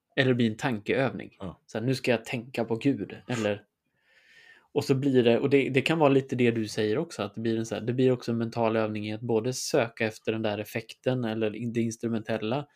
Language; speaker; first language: Swedish; native; Swedish